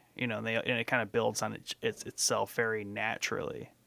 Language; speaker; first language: English; native; English